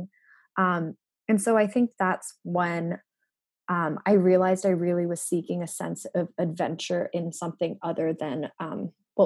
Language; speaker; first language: English; non-native, local second language; Japanese